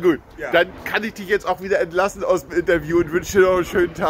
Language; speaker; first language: German; native; German